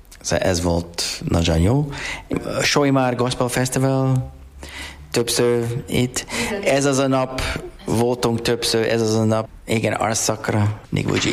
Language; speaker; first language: Hungarian; non-native, learner; English